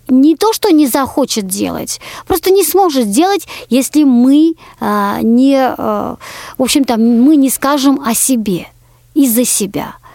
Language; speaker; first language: Russian; non-native, local second language; Georgian